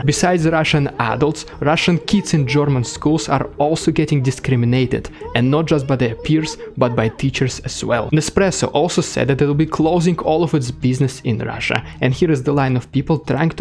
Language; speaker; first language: English; non-native, fluent; Russian